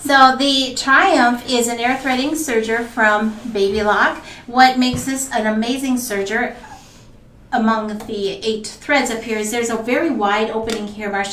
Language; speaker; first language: English; native; English